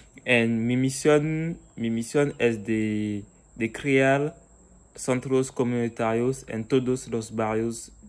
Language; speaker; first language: Spanish; non-native, learner; French